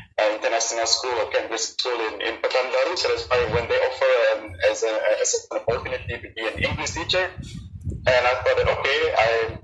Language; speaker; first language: English; non-native, fluent; Indonesian